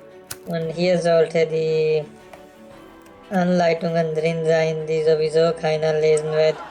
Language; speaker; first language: German; non-native, fluent; Urdu